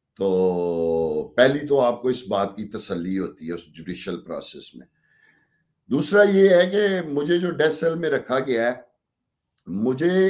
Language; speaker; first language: Urdu; non-native, local second language; Punjabi